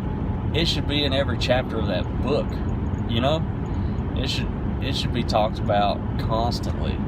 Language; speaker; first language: English; native; English